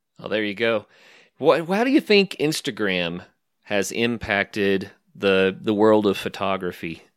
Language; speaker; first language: English; native; English